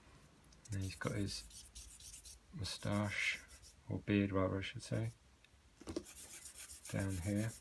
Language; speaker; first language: English; native; English